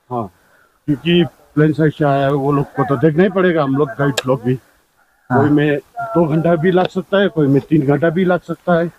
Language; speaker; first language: Hindi; non-native, local second language; Nepali